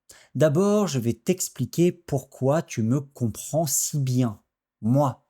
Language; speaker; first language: French; native; French